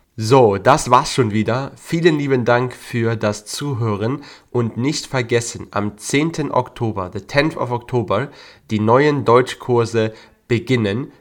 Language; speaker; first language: German; native; German